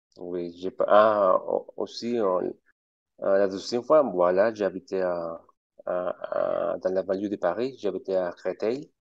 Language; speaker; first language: French; non-native, fluent; Spanish